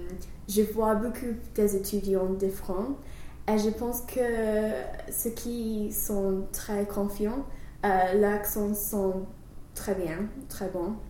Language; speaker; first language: French; non-native, learner; English